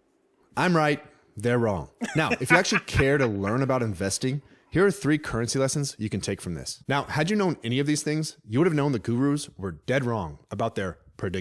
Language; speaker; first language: English; native; English